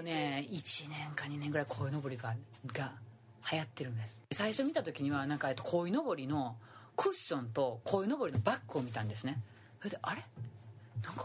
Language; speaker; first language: Japanese; native; Japanese